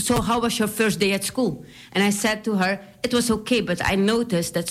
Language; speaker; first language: English; non-native, fluent; Dutch